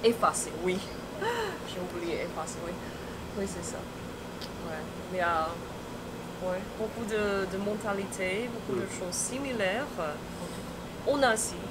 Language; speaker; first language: French; non-native, fluent; Chinese